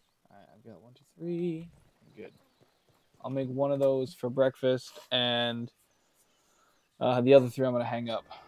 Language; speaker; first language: English; early bilingual, other home language; Japanese